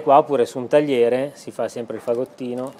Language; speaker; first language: Italian; native; Italian